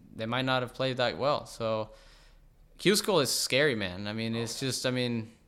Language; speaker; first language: English; non-native, fluent; Spanish